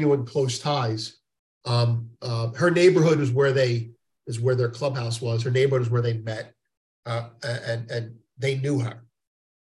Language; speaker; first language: English; native; English